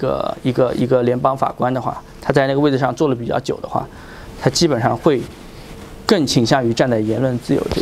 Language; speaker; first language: Chinese; native; Chinese